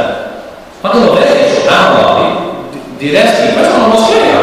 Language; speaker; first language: Italian; non-native, learner; English